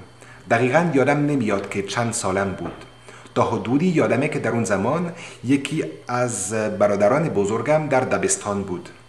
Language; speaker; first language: Persian; non-native, learner; French